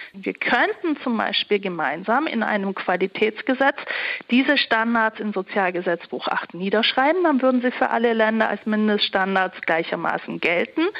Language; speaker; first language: German; early bilingual, other home language; Turkish